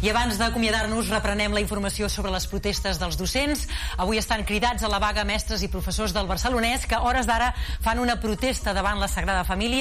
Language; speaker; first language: Catalan; native; Catalan